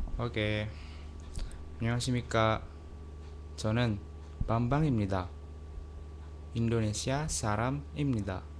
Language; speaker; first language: Korean; non-native, learner; Indonesian